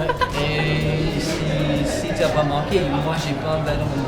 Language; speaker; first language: French; non-native, fluent; English